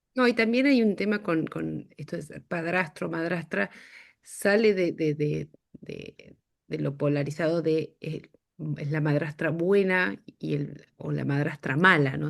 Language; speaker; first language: Spanish; native; Spanish